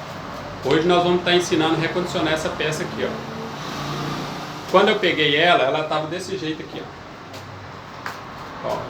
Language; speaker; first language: Portuguese; native; Portuguese